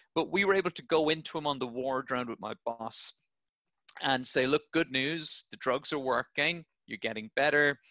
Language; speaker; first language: English; native; English